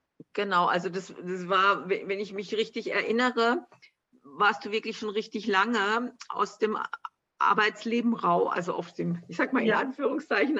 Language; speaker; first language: German; native; German